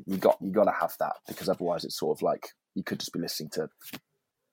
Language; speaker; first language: English; native; English